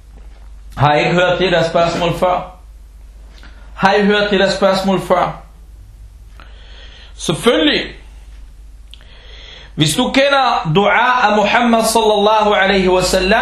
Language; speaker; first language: Danish; early bilingual, other home language; Arabic